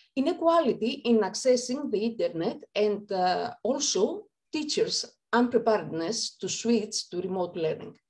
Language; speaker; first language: English; non-native, fluent; Greek